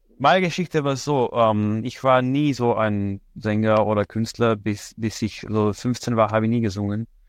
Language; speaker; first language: German; non-native, fluent; Slovenian